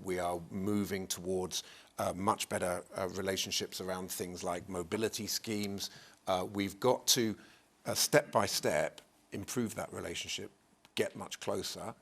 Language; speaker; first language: English; native; English